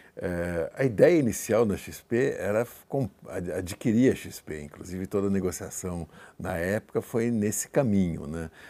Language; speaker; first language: Portuguese; native; Portuguese